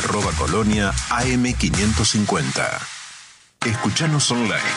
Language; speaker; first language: Spanish; native; Spanish